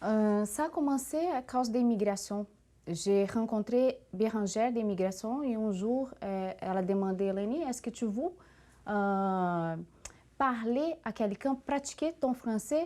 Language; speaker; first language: French; non-native, fluent; Portuguese